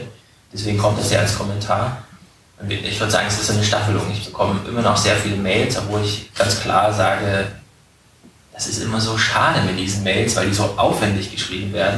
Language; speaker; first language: German; native; German